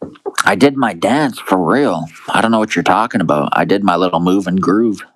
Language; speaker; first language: English; native; English